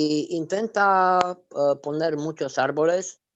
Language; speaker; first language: Spanish; non-native, fluent; Romanian